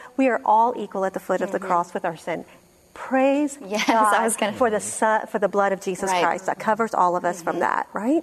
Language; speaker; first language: English; non-native, fluent; Spanish